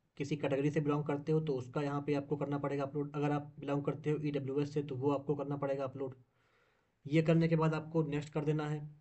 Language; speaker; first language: Hindi; native; Hindi